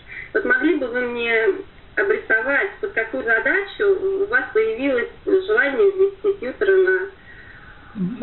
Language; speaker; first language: Russian; native; Russian